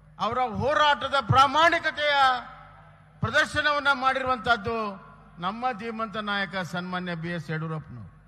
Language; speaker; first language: Kannada; non-native, local second language; Lambadi